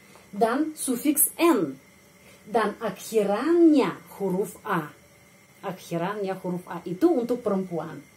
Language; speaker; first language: Indonesian; non-native, fluent; Russian